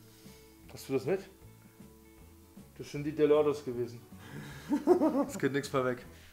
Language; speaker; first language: German; native; German